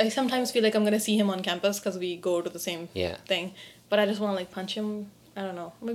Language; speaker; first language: English; non-native, local second language; Urdu